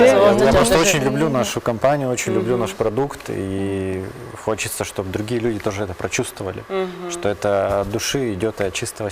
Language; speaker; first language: Russian; native; Russian